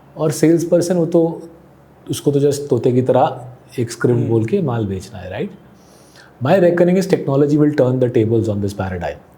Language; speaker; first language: Hindi; non-native, local second language; Bangla